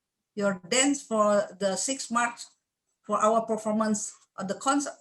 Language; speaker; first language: English; non-native, learner; Indonesian